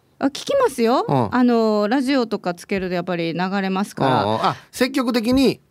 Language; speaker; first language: Japanese; native; Japanese